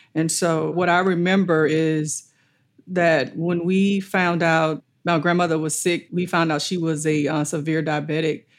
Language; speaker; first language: English; native; English